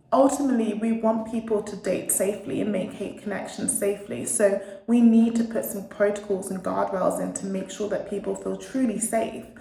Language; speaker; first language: English; native; English